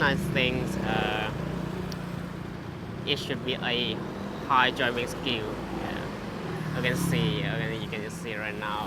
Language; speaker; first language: English; non-native, fluent; Chinese